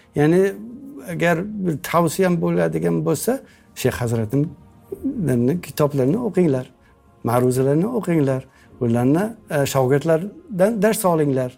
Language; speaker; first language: Uzbek; non-native, fluent; English